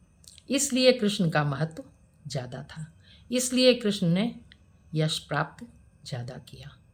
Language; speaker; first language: Hindi; native; Hindi